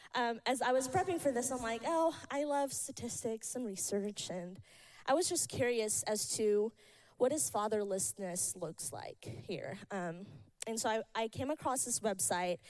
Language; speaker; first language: English; early bilingual, other home language; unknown